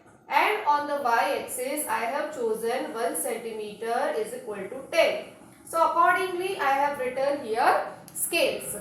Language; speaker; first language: English; non-native, local second language; Hindi